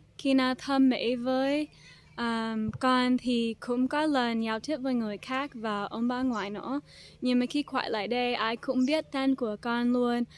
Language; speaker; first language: Vietnamese; non-native, fluent; English